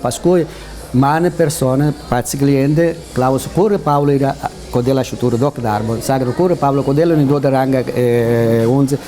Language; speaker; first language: Lithuanian; non-native, learner; Italian